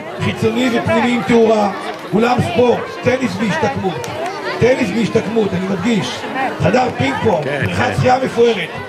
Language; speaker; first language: Hebrew; native; Hebrew